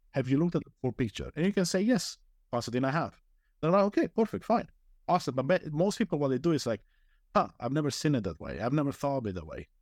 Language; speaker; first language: English; non-native, fluent; Romanian